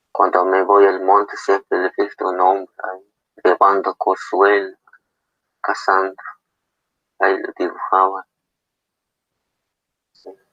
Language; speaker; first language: Spanish; non-native, local second language; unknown